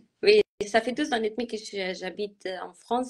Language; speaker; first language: French; non-native, learner; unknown